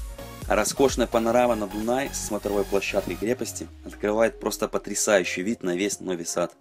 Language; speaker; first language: Russian; native; Russian